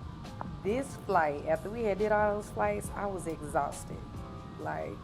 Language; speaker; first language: English; native; English